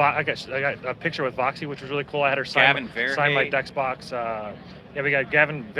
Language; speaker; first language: English; native; English